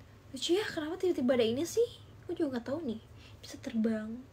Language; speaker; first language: Indonesian; native; Indonesian